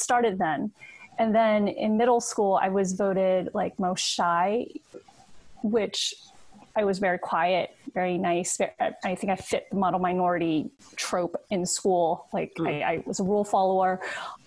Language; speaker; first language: English; early bilingual, other home language; Cantonese